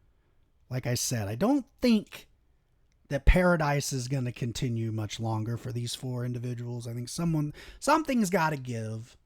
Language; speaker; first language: English; native; English